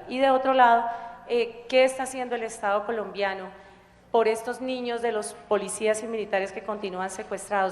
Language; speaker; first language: Spanish; native; Spanish